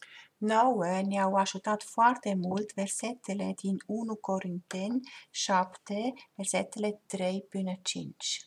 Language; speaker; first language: Romanian; non-native, fluent; German